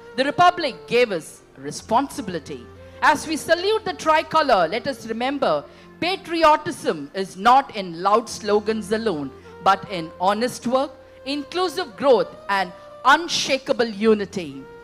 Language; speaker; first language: English; non-native, local second language; Tamil